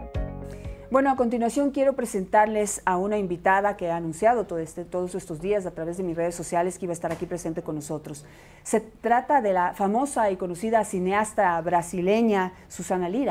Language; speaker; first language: Spanish; native; Spanish